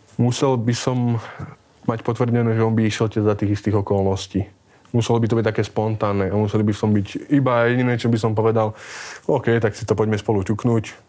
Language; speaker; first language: Slovak; native; Slovak